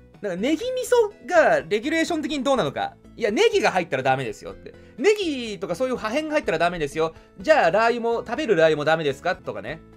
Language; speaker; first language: Japanese; native; Japanese